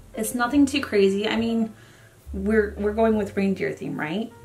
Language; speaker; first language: English; native; English